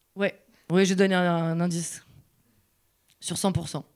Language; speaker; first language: French; native; French